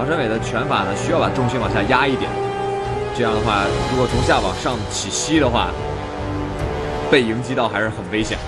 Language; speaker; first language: Chinese; native; Chinese